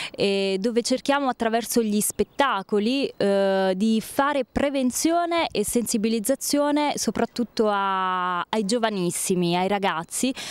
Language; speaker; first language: Italian; native; Italian